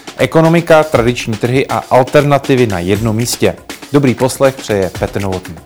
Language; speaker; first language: Czech; native; Czech